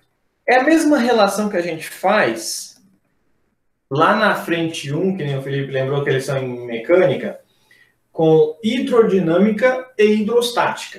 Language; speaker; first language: Portuguese; native; Portuguese